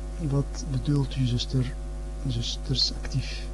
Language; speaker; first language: Dutch; early bilingual, other home language; Arabic